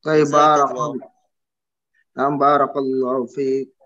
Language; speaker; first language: Arabic; non-native, fluent; Indonesian